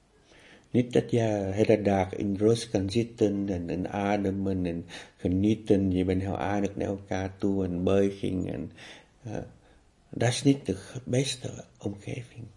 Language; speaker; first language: Dutch; non-native, fluent; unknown